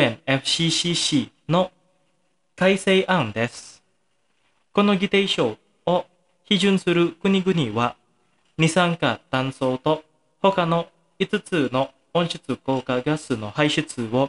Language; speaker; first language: Japanese; non-native, fluent; Indonesian